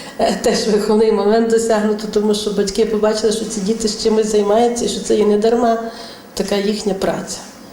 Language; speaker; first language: Ukrainian; native; Ukrainian